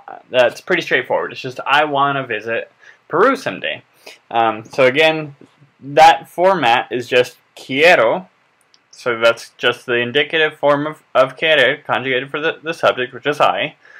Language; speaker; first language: English; native; English